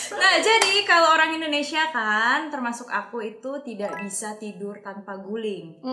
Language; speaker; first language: Indonesian; native; Indonesian